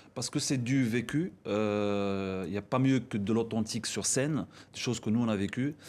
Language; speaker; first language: French; non-native, local second language; Arabic